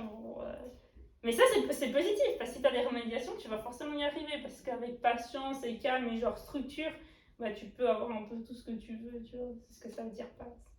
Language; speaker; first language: French; native; French